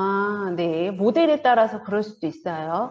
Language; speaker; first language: Korean; native; Korean